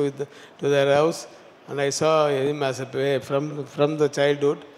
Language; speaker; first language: Telugu; non-native, learner; Tamil